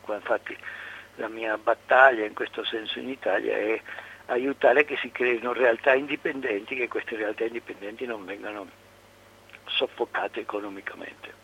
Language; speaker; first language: Italian; non-native, fluent; Spanish